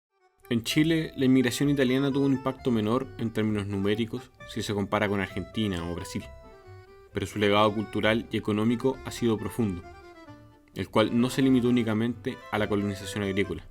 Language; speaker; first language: Spanish; native; Spanish